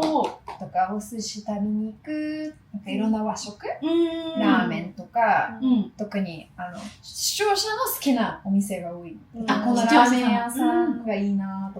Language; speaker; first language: Japanese; non-native, fluent; English